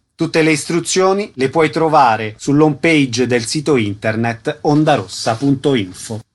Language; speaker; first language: Italian; native; Italian